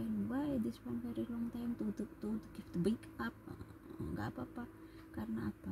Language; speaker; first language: English; non-native, learner; Indonesian